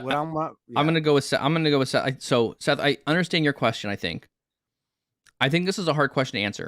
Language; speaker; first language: English; native; English